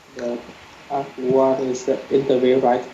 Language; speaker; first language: English; non-native, learner; Vietnamese